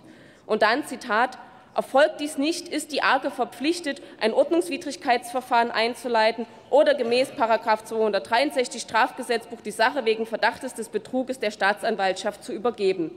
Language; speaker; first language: German; native; German